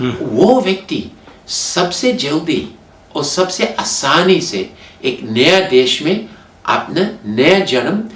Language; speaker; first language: Hindi; non-native, fluent; English